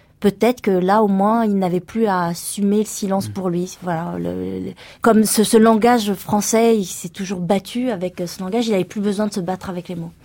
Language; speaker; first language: French; early bilingual, other home language; Vietnamese